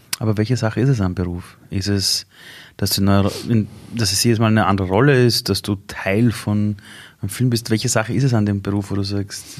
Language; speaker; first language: German; early bilingual, other home language; Persian